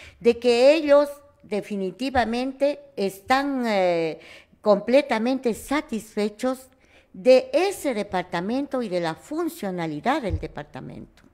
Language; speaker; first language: Spanish; native; Spanish